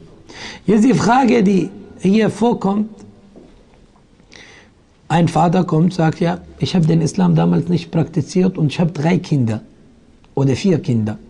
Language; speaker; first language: German; non-native, fluent; Arabic